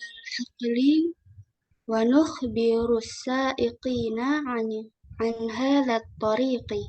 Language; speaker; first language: Arabic; non-native, learner; Indonesian